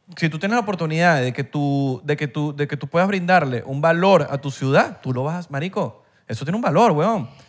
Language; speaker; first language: Spanish; native; Spanish